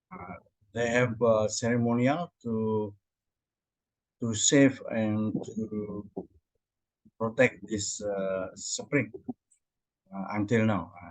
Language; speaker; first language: English; non-native, learner; Indonesian